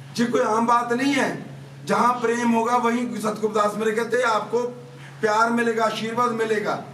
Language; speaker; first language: Hindi; non-native, local second language; Punjabi